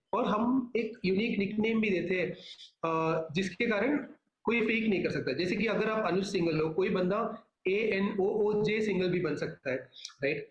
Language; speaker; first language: Hindi; non-native, local second language; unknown